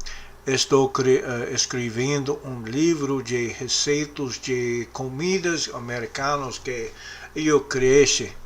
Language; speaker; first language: Portuguese; non-native, learner; English